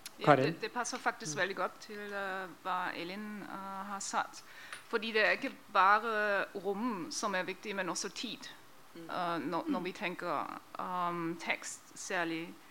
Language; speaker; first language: Norwegian; non-native, fluent; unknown